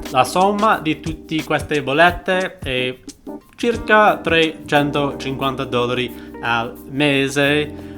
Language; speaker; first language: Italian; non-native, fluent; English